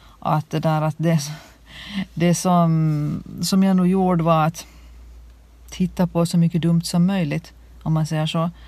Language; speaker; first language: Swedish; native; Swedish